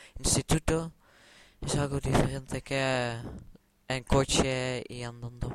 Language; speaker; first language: Spanish; non-native, learner; Dutch